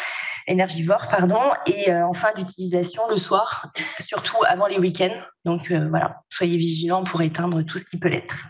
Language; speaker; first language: French; native; French